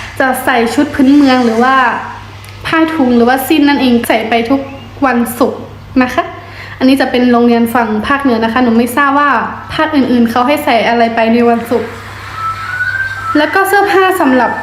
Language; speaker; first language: Thai; early bilingual, other home language; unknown